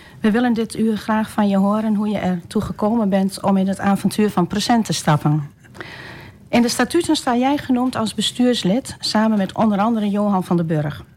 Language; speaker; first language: Dutch; native; Dutch